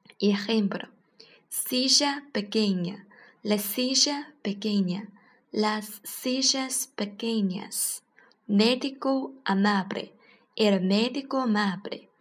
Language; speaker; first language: Spanish; non-native, learner; Chinese